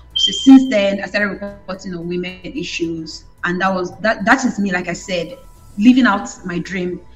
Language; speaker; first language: English; non-native, local second language; Bini